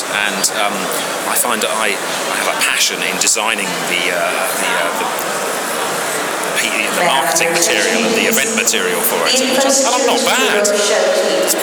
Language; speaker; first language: English; native; English